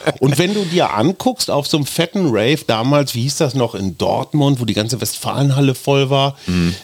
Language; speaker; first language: German; native; German